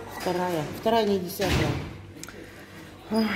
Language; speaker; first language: Russian; native; Russian